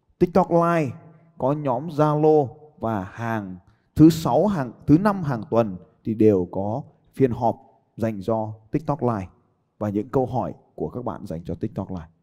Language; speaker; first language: Vietnamese; native; Vietnamese